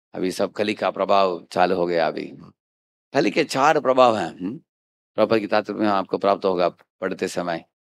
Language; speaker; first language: Hindi; native; Hindi